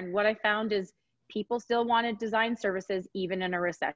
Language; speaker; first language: English; native; English